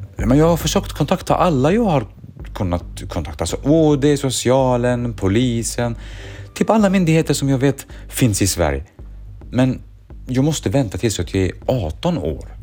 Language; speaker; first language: Swedish; early bilingual, other home language; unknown